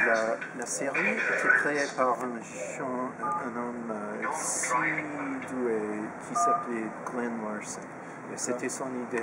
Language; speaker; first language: French; non-native, fluent; English